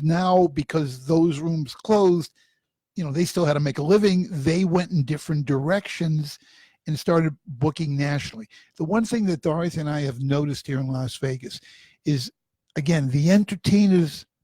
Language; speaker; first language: English; native; English